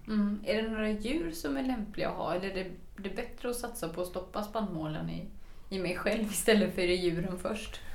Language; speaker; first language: Swedish; native; Swedish